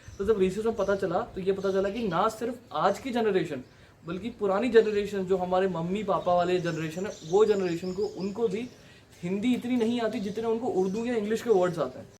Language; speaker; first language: Hindi; native; Hindi